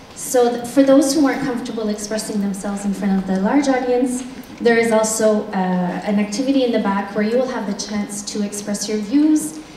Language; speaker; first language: English; non-native, local second language; French